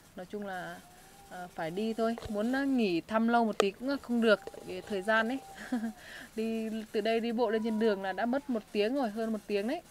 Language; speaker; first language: Vietnamese; non-native, local second language; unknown